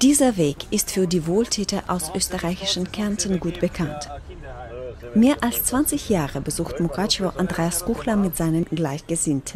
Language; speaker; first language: German; non-native, fluent; Ukrainian